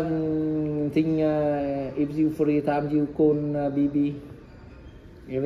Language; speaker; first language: English; non-native, learner; Vietnamese